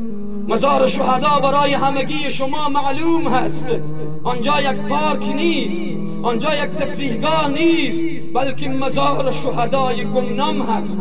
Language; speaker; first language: Persian; native; Persian